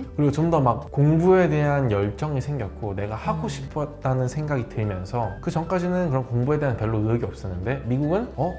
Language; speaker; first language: Korean; native; Korean